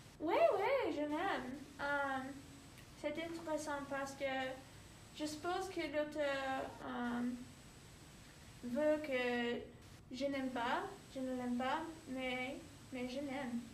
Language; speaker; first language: French; non-native, learner; English